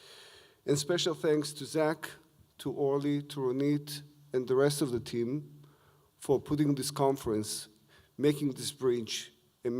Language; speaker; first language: English; non-native, fluent; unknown